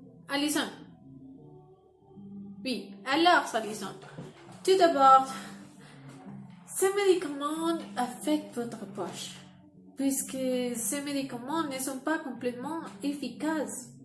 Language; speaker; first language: French; non-native, learner; Spanish